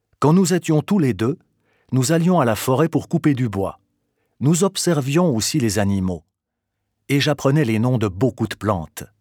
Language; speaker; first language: French; non-native, fluent; Albanian